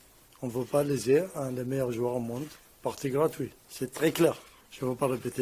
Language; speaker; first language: French; non-native, learner; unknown